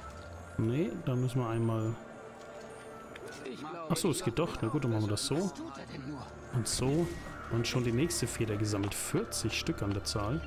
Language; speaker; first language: German; native; German